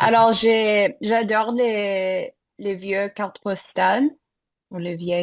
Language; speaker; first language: French; non-native, fluent; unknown